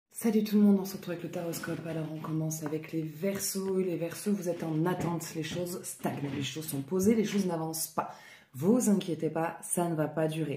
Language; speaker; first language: French; native; French